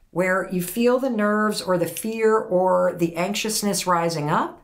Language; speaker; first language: English; native; English